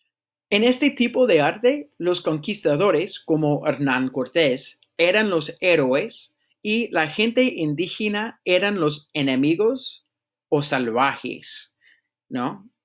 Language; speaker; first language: Spanish; non-native, fluent; English